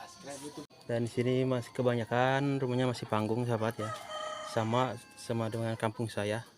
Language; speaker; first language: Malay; non-native, local second language; Sundanese